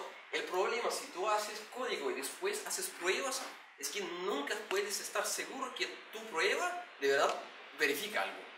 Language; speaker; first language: Spanish; non-native, learner; Russian